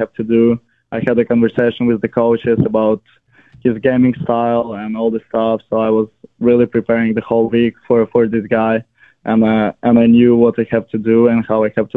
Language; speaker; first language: English; non-native, fluent; Ukrainian